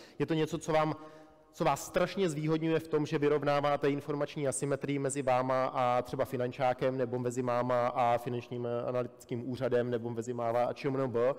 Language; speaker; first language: Czech; early bilingual, other home language; Russian